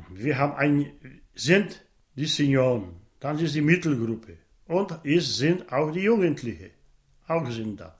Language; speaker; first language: German; non-native, local second language; Polish